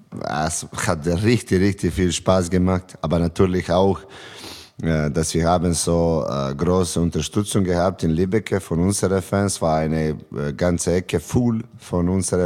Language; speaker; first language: German; non-native, fluent; Serbian